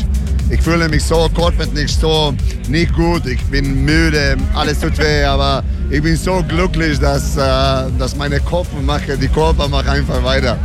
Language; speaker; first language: German; non-native, fluent; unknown